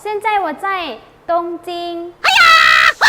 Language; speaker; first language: Chinese; non-native, learner; Thai